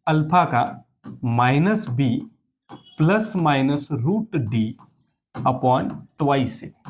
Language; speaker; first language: Hindi; non-native, local second language; Marathi